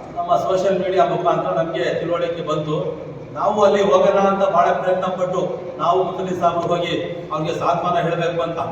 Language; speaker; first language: Kannada; non-native, local second language; Urdu